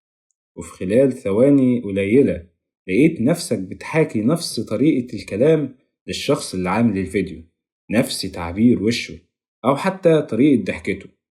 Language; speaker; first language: Arabic; native; Arabic